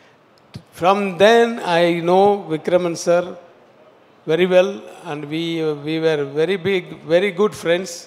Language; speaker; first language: Telugu; non-native, learner; Tamil